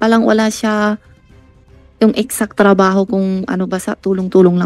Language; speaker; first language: Filipino; non-native, learner; Chinese